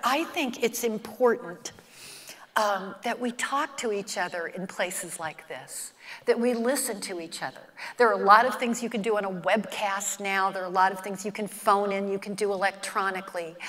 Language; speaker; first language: English; native; English